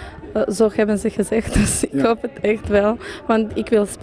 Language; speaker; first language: Dutch; non-native, fluent; Serbian